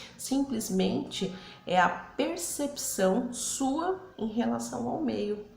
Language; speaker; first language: Portuguese; early bilingual, other home language; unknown